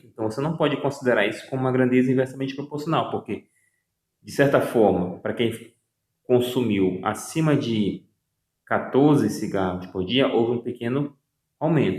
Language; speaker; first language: Portuguese; native; Portuguese